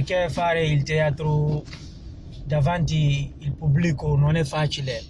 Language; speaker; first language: Italian; non-native, learner; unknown